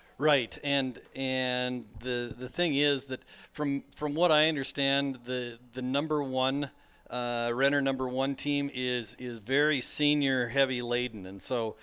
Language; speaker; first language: English; native; English